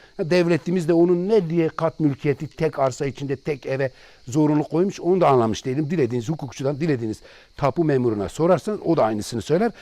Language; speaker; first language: Turkish; non-native, local second language; Kurdish